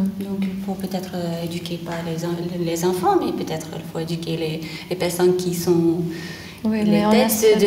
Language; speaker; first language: French; non-native, fluent; Lithuanian